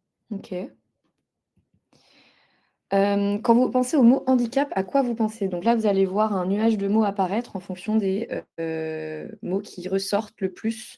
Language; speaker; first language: French; native; French